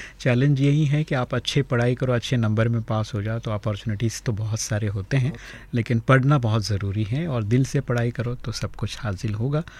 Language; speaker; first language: Hindi; native; Hindi